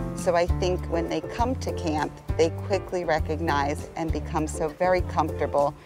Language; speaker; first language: English; native; English